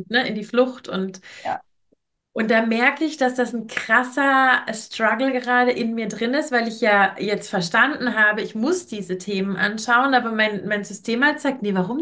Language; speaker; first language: German; native; German